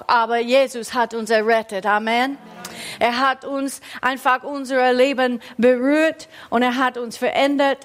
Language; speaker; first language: German; non-native, fluent; English